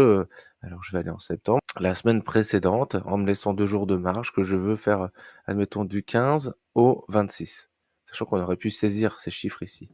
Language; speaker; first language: French; native; French